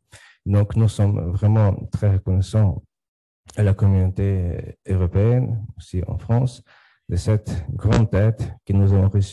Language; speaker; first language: French; non-native, fluent; Ukrainian